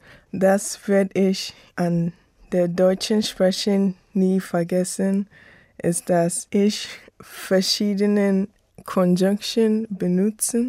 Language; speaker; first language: German; non-native, learner; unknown